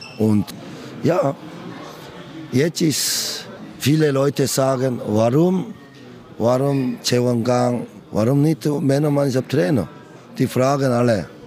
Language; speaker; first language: German; non-native, learner; Korean